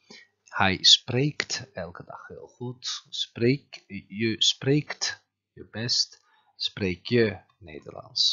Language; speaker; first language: Dutch; non-native, fluent; Turkish